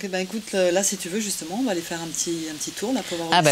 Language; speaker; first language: French; native; French